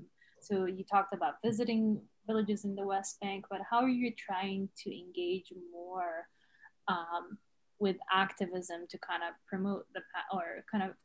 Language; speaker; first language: English; non-native, fluent; Arabic